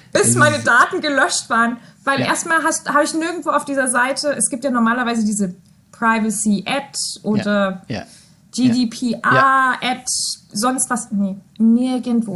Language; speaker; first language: German; native; German